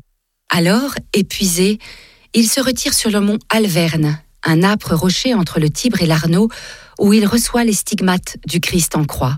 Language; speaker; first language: French; native; French